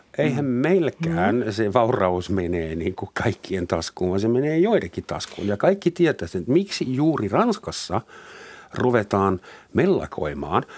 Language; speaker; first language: Finnish; non-native, fluent; German